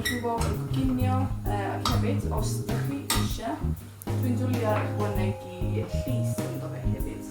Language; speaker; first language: Welsh; non-native, learner; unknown